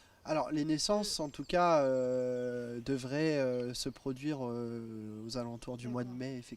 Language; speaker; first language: French; native; French